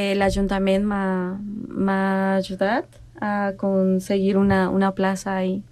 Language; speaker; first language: Catalan; non-native, learner; Spanish